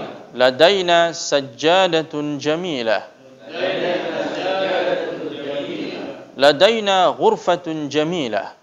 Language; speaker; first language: Arabic; non-native, fluent; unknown